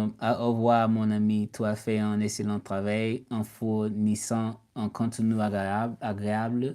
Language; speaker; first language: French; non-native, learner; English